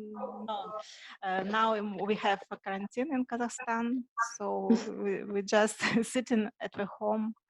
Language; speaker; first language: English; non-native, learner; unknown